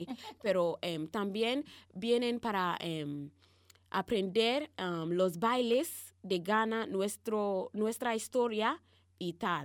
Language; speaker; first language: Spanish; non-native, learner; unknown